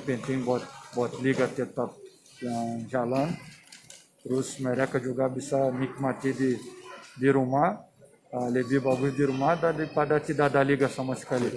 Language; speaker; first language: Indonesian; non-native, fluent; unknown